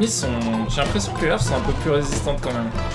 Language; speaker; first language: French; native; French